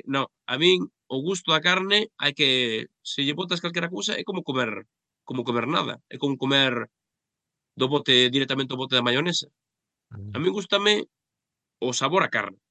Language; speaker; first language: Galician; native; Galician